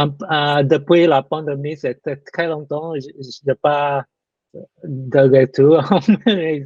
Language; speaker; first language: French; non-native, learner; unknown